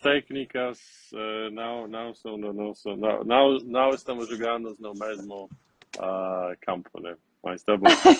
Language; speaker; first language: Portuguese; non-native, learner; Polish